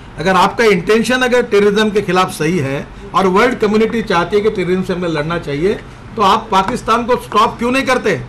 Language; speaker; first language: Hindi; non-native, local second language; Marathi